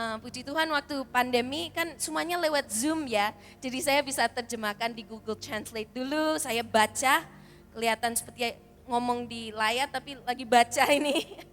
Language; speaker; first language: Indonesian; early bilingual, heritage; Indonesian